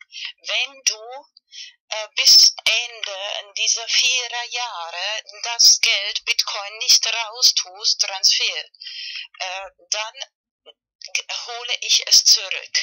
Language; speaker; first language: German; non-native, fluent; Spanish